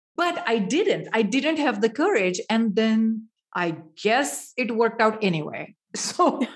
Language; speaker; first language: English; non-native, local second language; Marathi